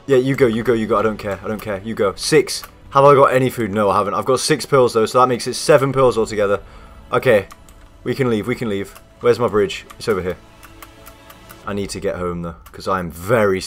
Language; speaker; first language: English; native; English